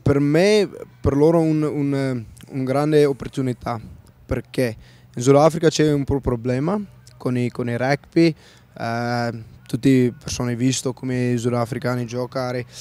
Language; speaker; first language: Italian; non-native, learner; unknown